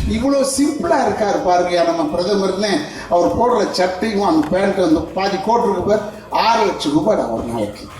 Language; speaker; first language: Tamil; native; Tamil